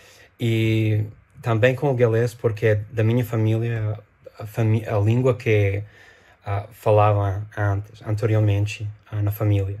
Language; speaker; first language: Portuguese; non-native, fluent; English